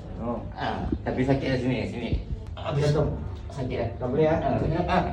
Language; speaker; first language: Malay; native; Malay